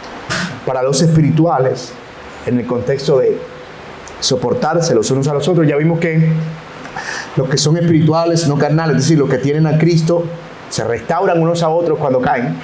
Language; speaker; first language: Spanish; native; Spanish